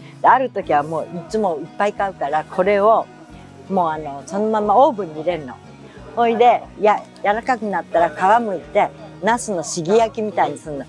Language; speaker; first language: Japanese; native; Japanese